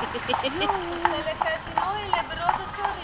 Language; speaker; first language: French; non-native, local second language; Dutch